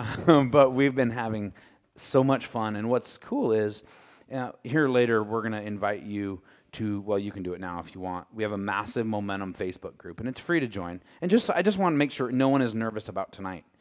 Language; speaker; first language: English; native; English